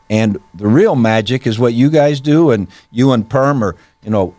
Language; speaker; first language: English; native; English